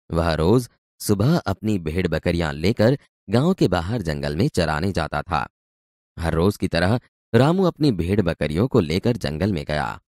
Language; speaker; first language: Hindi; non-native, local second language; Gujarati